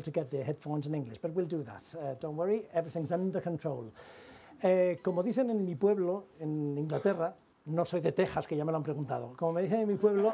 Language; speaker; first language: Spanish; native; Spanish